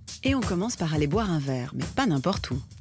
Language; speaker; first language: French; native; French